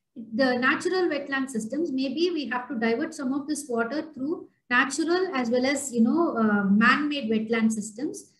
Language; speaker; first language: English; non-native, local second language; Tamil